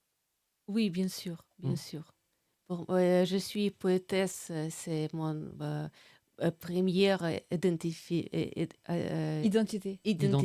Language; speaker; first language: French; non-native, fluent; Russian